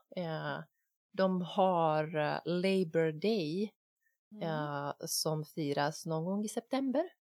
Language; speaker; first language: Swedish; non-native, fluent; Bosnian